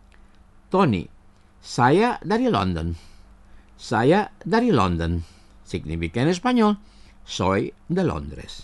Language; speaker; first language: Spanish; non-native, fluent; Indonesian